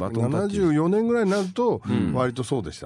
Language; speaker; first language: Japanese; native; Japanese